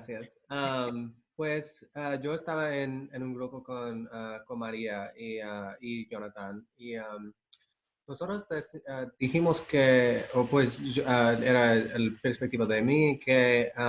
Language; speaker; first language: Spanish; non-native, fluent; English